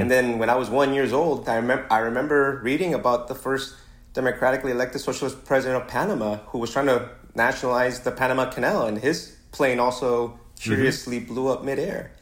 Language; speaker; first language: English; early bilingual, other home language; Spanish